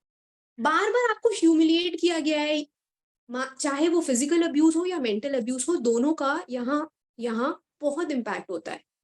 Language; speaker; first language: Hindi; native; Hindi